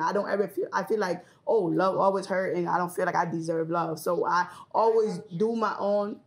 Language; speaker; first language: English; early bilingual, other home language; Haitian Creole